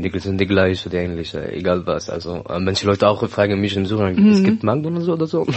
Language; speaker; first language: German; non-native, learner; Arabic